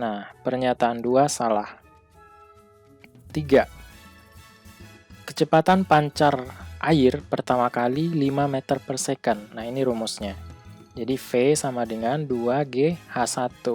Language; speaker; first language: Indonesian; native; Indonesian